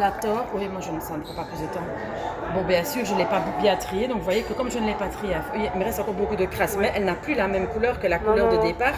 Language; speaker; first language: French; native; French